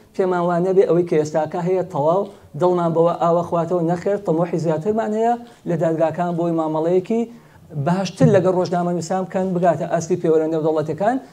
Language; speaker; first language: Central Kurdish; native; Central Kurdish